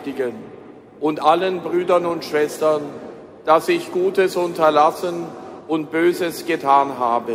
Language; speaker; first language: German; native; German